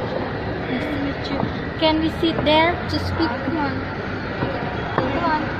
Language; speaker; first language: English; non-native, learner; Indonesian